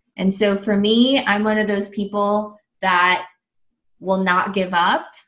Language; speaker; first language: English; early bilingual, other home language; Filipino